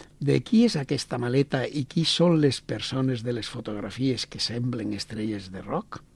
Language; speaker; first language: Catalan; non-native, local second language; Spanish